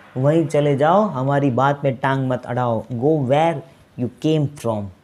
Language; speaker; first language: Hindi; native; Hindi